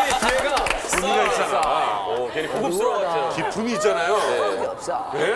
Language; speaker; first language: Korean; native; Korean